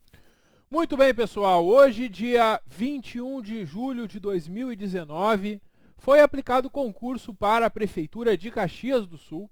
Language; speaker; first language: Portuguese; native; Portuguese